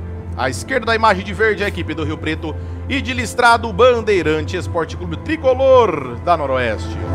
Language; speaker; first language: Portuguese; native; Portuguese